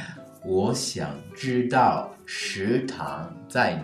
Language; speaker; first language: Chinese; non-native, learner; Swahili